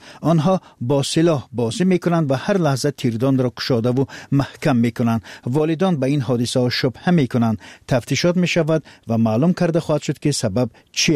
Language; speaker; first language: Persian; native; Persian